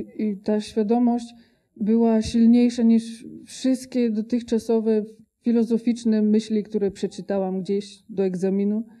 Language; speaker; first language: Polish; non-native, fluent; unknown